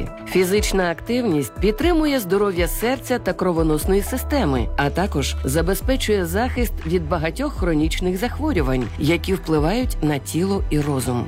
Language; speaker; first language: Ukrainian; native; Ukrainian